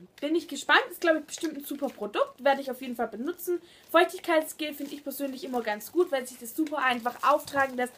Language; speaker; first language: German; native; German